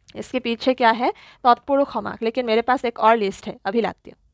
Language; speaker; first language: Hindi; non-native, local second language; Assamese